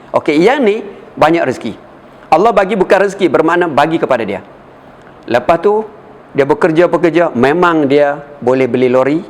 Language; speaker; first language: Malay; native; Malay